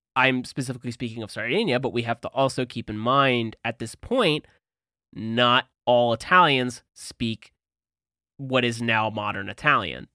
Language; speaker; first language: English; early bilingual, other home language; Italian